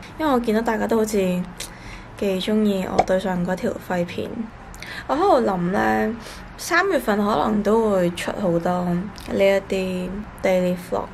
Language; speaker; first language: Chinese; non-native, local second language; Cantonese